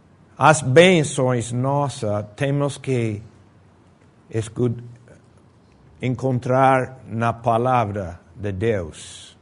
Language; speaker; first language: Portuguese; non-native, fluent; Spanish